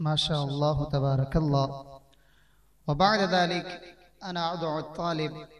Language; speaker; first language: Arabic; non-native, learner; Urdu